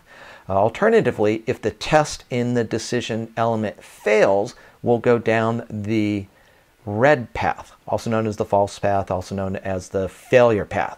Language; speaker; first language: English; native; English